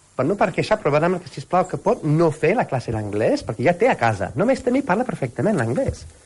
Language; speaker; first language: Catalan; non-native, fluent; English